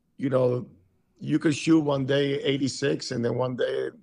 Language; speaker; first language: English; early bilingual, other home language; Spanish